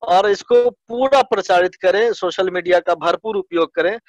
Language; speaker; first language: Hindi; native; Hindi